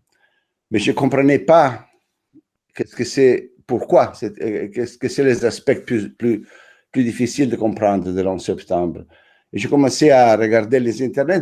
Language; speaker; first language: French; non-native, fluent; Italian